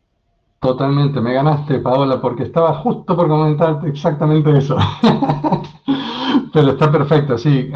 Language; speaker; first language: Spanish; native; Spanish